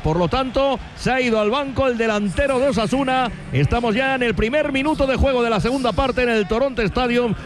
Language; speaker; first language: Spanish; native; Spanish